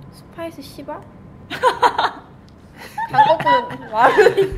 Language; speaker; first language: Japanese; non-native, fluent; Korean